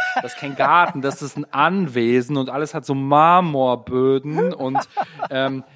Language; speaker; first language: German; native; German